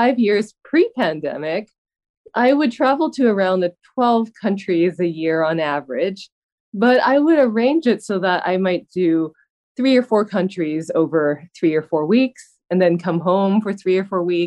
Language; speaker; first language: English; native; English